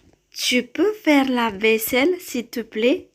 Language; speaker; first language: French; non-native, fluent; Tamil